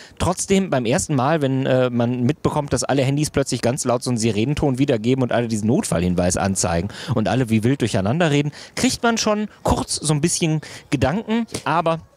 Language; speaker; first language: German; native; German